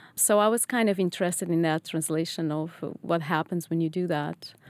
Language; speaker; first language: English; non-native, fluent; Portuguese